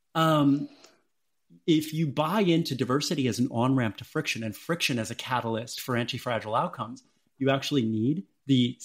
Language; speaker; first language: English; native; English